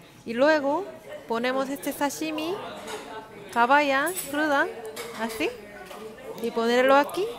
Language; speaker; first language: Spanish; non-native, learner; Korean